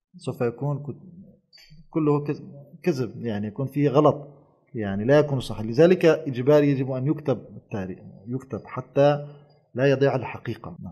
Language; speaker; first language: Arabic; non-native, fluent; Turkish